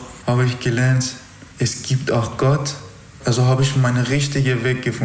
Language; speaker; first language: German; non-native, learner; Persian